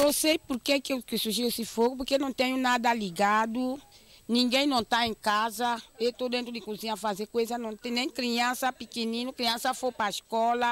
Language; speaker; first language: Portuguese; non-native, local second language; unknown